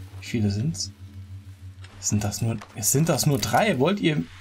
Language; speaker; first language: German; native; German